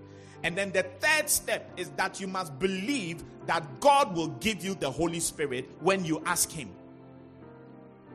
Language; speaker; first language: English; non-native, local second language; Ga